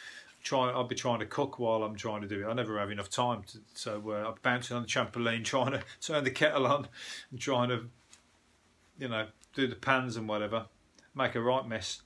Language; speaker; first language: English; native; English